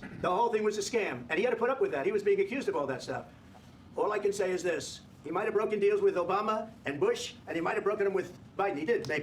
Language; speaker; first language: English; native; English